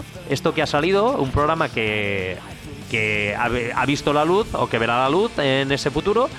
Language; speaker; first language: Spanish; native; Spanish